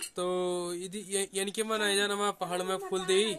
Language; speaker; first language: Hindi; native; Hindi